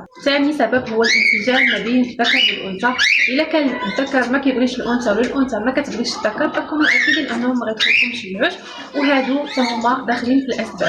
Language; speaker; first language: Arabic; native; Arabic